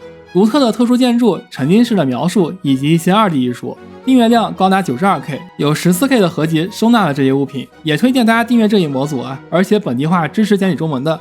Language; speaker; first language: Chinese; native; Chinese